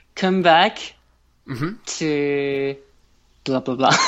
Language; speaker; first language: English; non-native, learner; Japanese